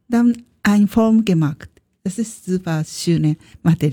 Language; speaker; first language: German; non-native, learner; Japanese